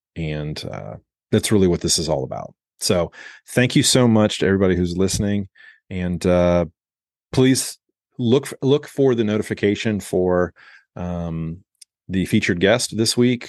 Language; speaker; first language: English; native; English